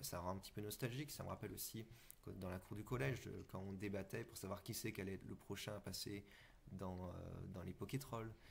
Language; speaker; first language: French; native; French